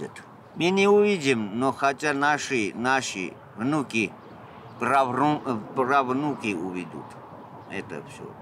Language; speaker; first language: Russian; non-native, local second language; Armenian